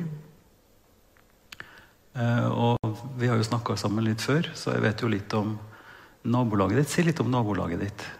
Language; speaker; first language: Norwegian; native; Norwegian